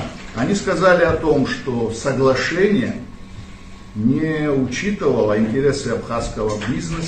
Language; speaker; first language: Russian; non-native, local second language; Abkhazian